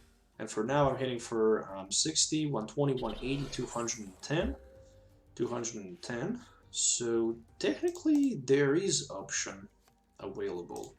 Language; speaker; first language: English; non-native, fluent; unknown